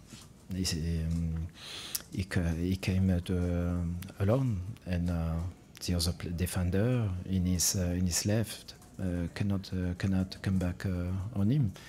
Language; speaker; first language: English; non-native, fluent; French